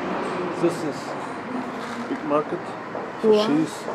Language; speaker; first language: English; non-native, learner; German